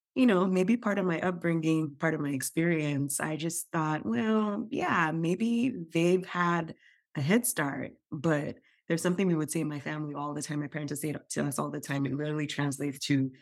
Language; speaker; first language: English; non-native, local second language; Yoruba